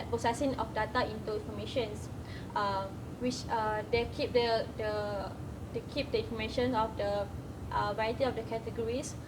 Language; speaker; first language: English; non-native, learner; Malay